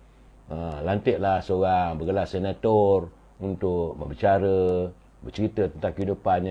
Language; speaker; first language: Malay; native; Malay